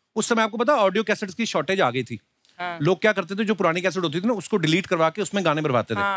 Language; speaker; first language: Hindi; native; Hindi